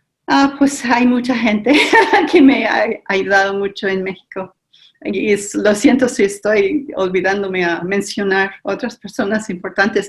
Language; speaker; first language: Spanish; non-native, fluent; English